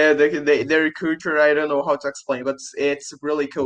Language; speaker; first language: English; non-native, learner; Portuguese